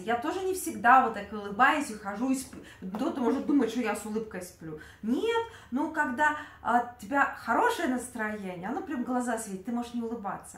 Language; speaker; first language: Russian; native; Russian